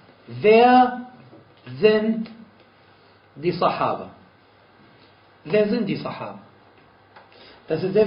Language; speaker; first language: German; non-native, fluent; Arabic